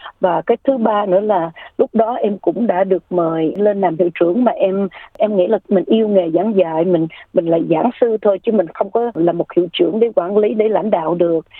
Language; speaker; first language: Vietnamese; early bilingual, heritage; Vietnamese